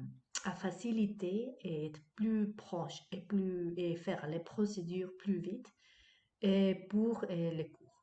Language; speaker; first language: French; non-native, fluent; Spanish